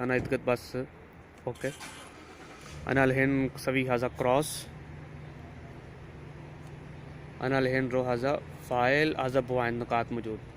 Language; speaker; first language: Arabic; non-native, learner; Urdu